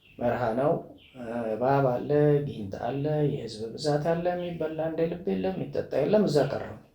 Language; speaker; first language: Amharic; native; Amharic